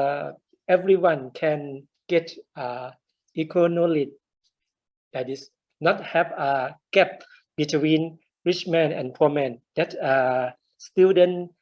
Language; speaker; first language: English; non-native, learner; Thai